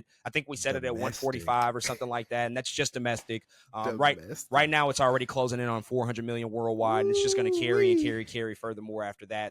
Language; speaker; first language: English; native; English